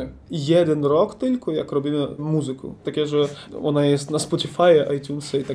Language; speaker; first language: Polish; non-native, learner; Ukrainian